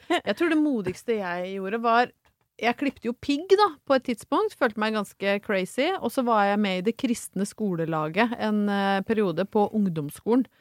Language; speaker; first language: Norwegian; native; Norwegian